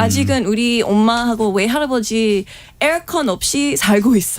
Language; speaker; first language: Korean; non-native, fluent; English